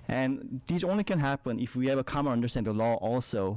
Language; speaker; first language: English; non-native, fluent; Korean